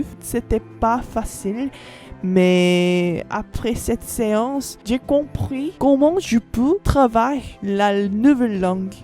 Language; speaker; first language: French; non-native, learner; Korean